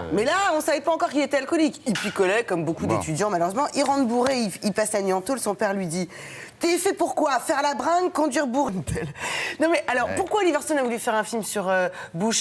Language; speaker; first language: French; native; French